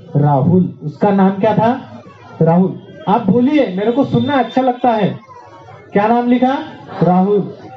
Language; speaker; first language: Hindi; non-native, local second language; Marathi